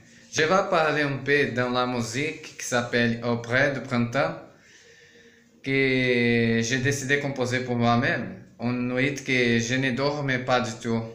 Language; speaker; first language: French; non-native, learner; Portuguese